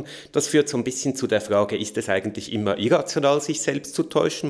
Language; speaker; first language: German; native; German